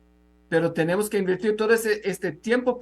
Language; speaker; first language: Spanish; non-native, fluent; Hebrew